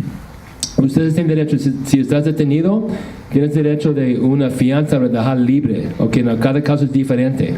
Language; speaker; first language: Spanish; non-native, fluent; English